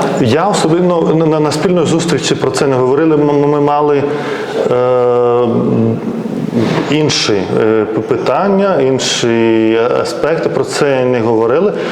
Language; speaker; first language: Ukrainian; non-native, fluent; Lithuanian